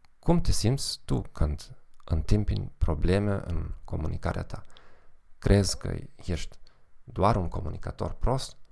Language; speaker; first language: Romanian; non-native, fluent; German